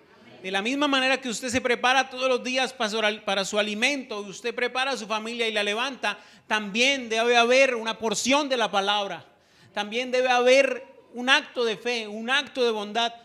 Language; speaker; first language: Spanish; native; Spanish